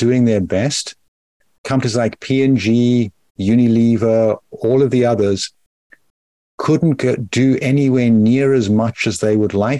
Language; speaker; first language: English; native; English